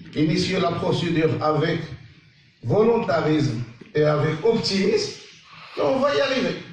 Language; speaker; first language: French; non-native, local second language; Arabic